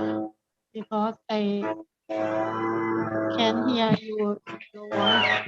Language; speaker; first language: English; non-native, learner; Thai